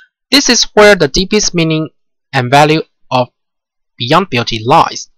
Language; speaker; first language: English; non-native, fluent; Chinese